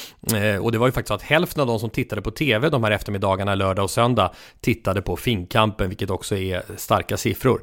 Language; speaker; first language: Swedish; native; Swedish